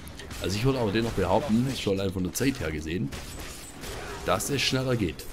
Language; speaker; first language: German; native; German